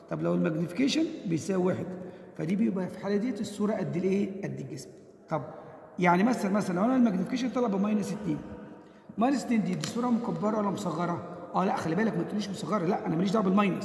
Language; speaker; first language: Arabic; native; Arabic